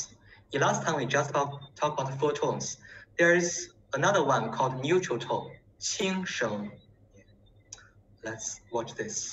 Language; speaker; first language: English; non-native, learner; Chinese